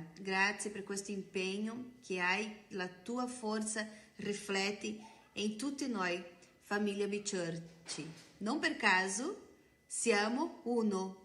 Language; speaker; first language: Italian; non-native, fluent; Portuguese